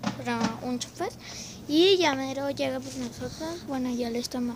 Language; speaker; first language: Spanish; native; Spanish